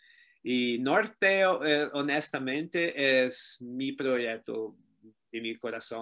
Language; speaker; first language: Spanish; non-native, learner; Portuguese